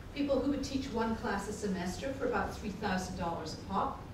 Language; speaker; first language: English; native; English